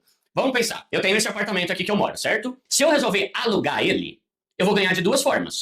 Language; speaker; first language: Portuguese; native; Portuguese